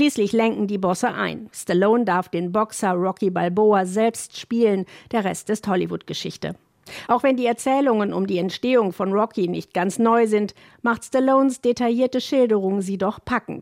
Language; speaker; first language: German; native; German